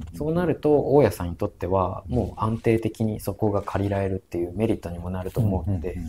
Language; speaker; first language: Japanese; non-native, fluent; Indonesian